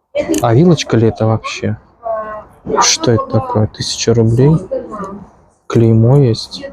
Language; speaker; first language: Russian; native; Russian